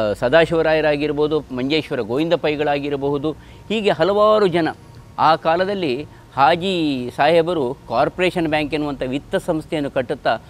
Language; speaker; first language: Kannada; native; Kannada